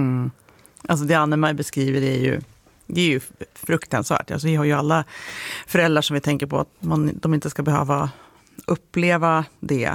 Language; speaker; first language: Swedish; native; Swedish